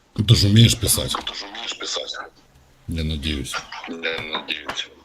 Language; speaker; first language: Russian; native; Russian